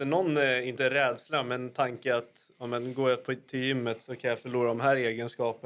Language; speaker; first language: Swedish; native; Swedish